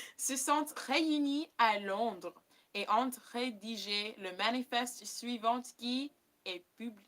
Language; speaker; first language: French; non-native, learner; English